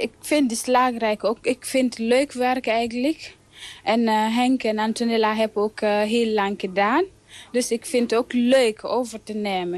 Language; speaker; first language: Dutch; non-native, learner; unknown